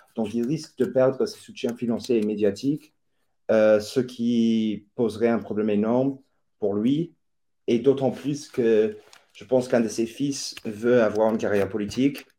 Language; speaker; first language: French; non-native, fluent; English